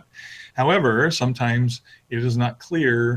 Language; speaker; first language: English; native; English